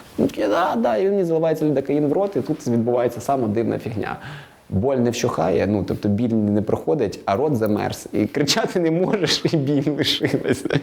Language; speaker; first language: Ukrainian; non-native, local second language; Russian